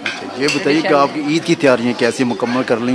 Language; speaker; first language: Urdu; native; Urdu